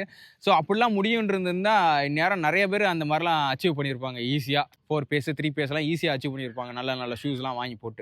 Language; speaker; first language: Tamil; native; Tamil